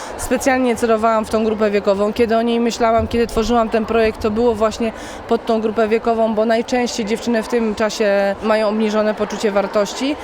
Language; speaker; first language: Polish; native; Polish